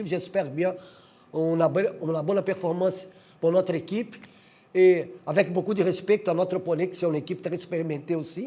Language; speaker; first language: French; non-native, fluent; Portuguese